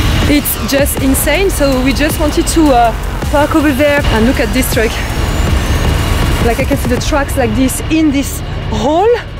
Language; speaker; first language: English; non-native, fluent; French